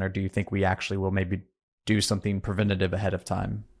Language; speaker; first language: English; native; English